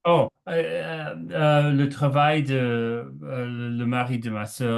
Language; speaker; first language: French; non-native, learner; English